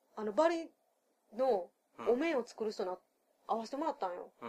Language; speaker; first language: Japanese; native; Japanese